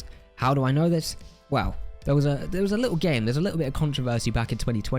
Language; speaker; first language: English; native; English